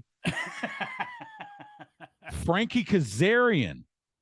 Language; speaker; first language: English; native; English